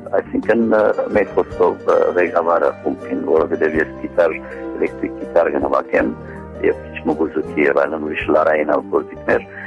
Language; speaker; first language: Armenian; early bilingual, heritage; Armenian